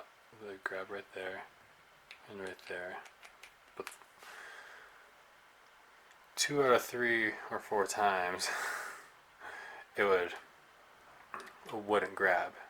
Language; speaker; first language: English; native; English